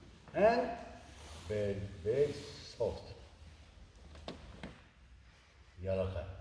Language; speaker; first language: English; non-native, learner; Japanese